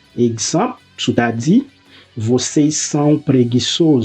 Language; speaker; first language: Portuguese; non-native, fluent; Haitian Creole